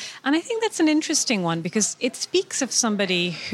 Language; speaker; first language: English; non-native, local second language; Urdu